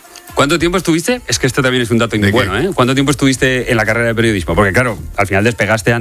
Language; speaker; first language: Spanish; native; Spanish